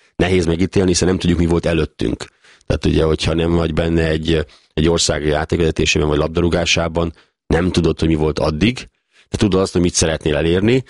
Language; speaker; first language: Hungarian; native; Hungarian